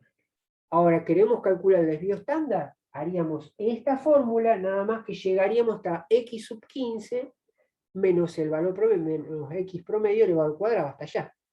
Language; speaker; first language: Spanish; native; Spanish